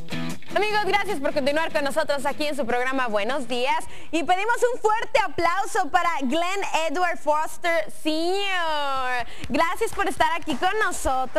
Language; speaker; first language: Spanish; native; Spanish